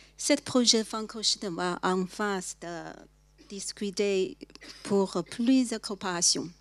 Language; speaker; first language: French; non-native, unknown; Chinese